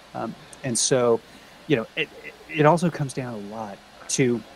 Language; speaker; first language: English; native; English